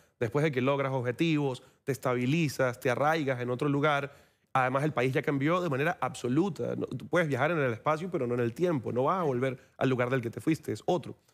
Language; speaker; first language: Spanish; native; Spanish